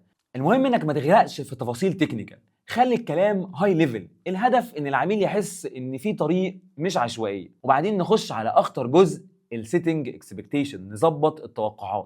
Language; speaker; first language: Arabic; native; Arabic